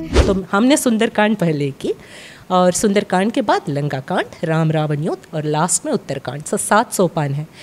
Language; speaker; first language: Hindi; non-native, local second language; Malayalam